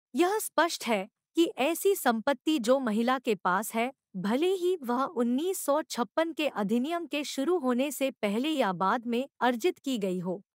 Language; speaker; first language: Hindi; non-native, local second language; Marathi